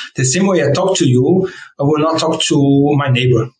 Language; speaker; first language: English; non-native, fluent; Portuguese